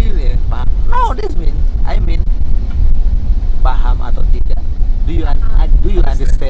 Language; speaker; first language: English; non-native, learner; Indonesian